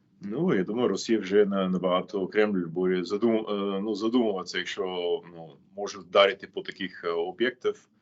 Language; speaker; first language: Ukrainian; non-native, fluent; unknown